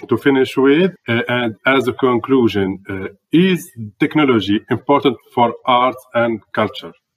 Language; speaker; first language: English; non-native, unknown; Arabic